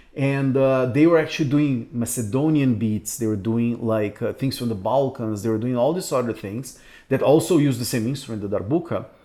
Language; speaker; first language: English; non-native, fluent; Portuguese